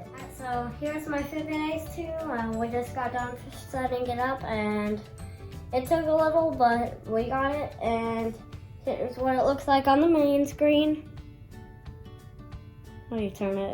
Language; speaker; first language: English; native; English